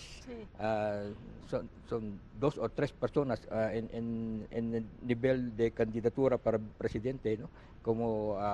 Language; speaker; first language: Spanish; non-native, learner; Filipino